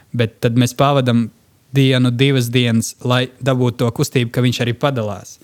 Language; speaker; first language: Latvian; non-native, local second language; Russian